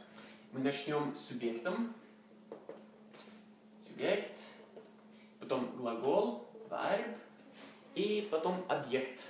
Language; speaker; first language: Russian; non-native, learner; Norwegian